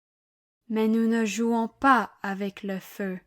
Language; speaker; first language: French; non-native, learner; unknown